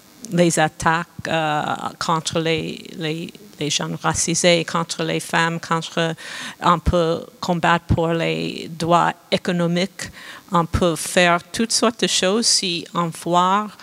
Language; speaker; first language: French; non-native, fluent; English